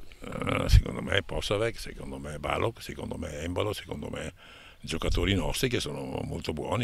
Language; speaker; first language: Italian; native; Italian